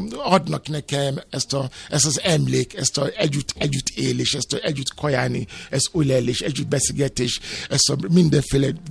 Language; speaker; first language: Hungarian; non-native, learner; Yoruba